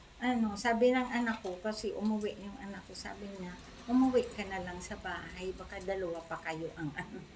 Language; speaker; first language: Filipino; non-native, local second language; Bikol